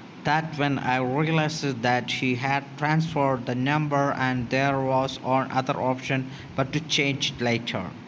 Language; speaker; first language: English; non-native, local second language; Malayalam